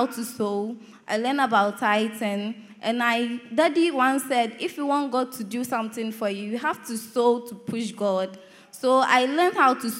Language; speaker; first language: English; non-native, local second language; Akan